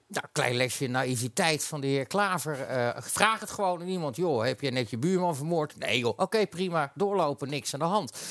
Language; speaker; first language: Dutch; native; Dutch